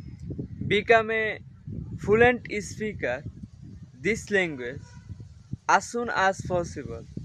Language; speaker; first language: English; non-native, learner; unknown